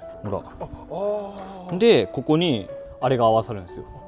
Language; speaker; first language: Japanese; native; Japanese